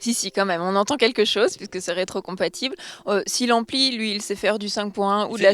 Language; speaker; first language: French; native; French